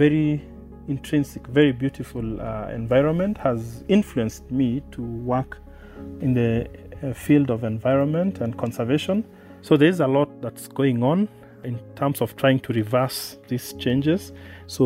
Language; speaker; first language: English; non-native, local second language; Masai